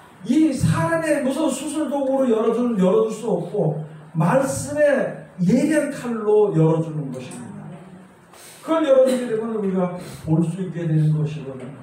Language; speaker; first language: Korean; native; Korean